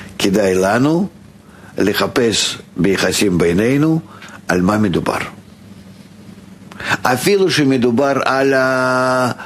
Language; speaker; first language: Hebrew; non-native, fluent; Russian